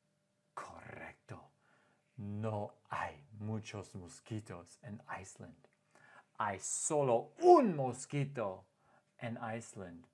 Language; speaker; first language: Spanish; non-native, fluent; English